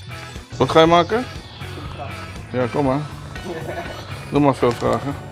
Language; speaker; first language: Dutch; non-native, learner; Spanish